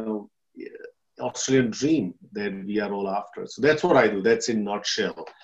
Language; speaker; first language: English; non-native, local second language; Gujarati